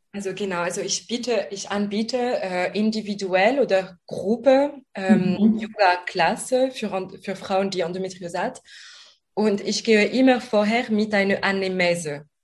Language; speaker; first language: German; non-native, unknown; French